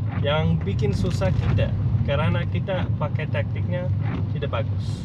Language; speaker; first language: Indonesian; non-native, fluent; English